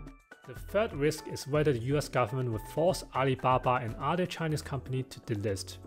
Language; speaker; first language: English; non-native, local second language; Cantonese